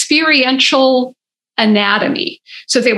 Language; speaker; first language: English; native; English